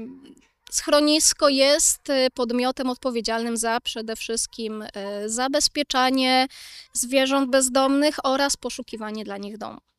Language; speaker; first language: Polish; native; Polish